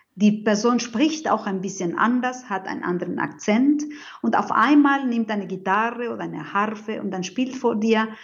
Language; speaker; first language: German; non-native, fluent; Spanish